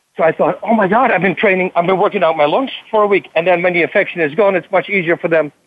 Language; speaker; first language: English; non-native, fluent; Dutch